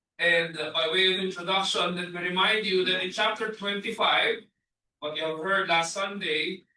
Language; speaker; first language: English; non-native, local second language; Filipino